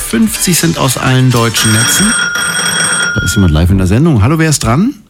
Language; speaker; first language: German; native; German